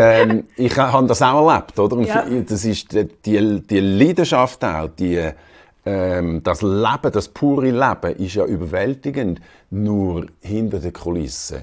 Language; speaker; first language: German; native; German